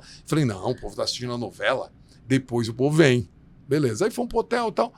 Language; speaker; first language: Portuguese; native; Portuguese